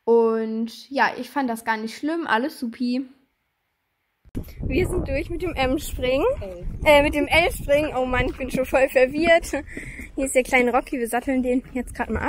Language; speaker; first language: German; native; German